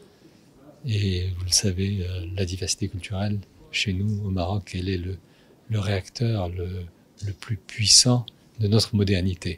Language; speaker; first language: French; non-native, local second language; Arabic